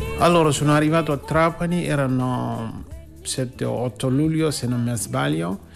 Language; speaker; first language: Italian; non-native, learner; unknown